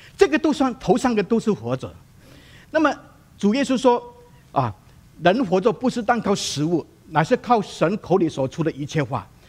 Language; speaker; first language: Chinese; non-native, local second language; Cantonese